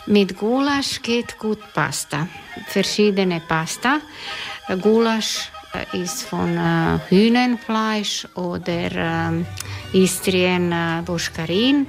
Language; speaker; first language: German; non-native, learner; Croatian